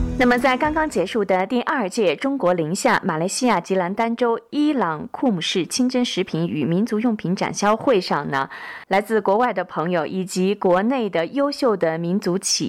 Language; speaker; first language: Chinese; native; Chinese